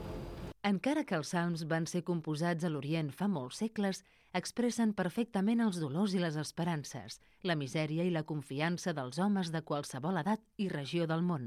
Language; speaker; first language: Catalan; native; Catalan